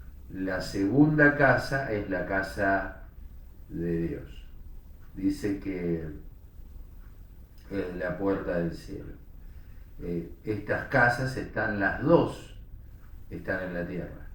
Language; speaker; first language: Spanish; native; Spanish